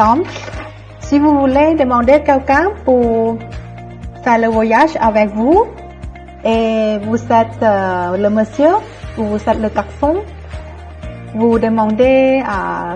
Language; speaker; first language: French; non-native, fluent; Thai